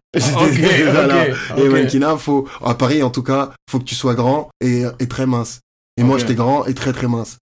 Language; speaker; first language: French; native; French